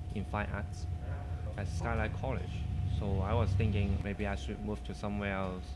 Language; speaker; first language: English; non-native, local second language; Cantonese